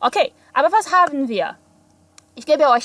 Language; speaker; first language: German; non-native, fluent; Portuguese